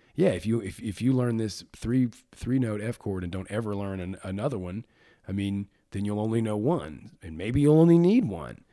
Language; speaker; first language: English; native; English